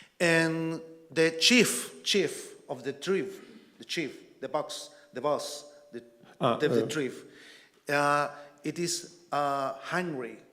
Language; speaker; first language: English; non-native, learner; Spanish